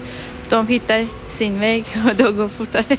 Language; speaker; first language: Swedish; non-native, learner; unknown